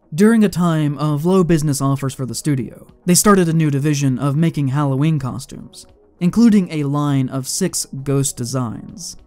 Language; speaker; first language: English; native; English